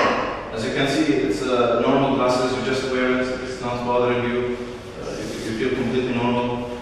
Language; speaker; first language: English; non-native, fluent; Arabic